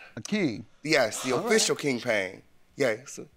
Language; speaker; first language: English; native; English